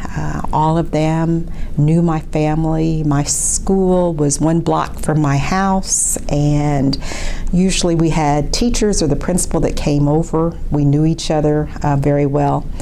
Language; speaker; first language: English; native; English